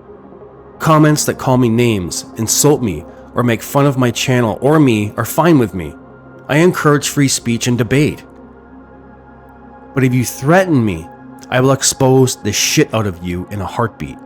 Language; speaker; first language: English; native; English